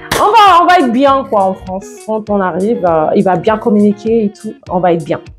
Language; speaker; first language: French; non-native, fluent; Yoruba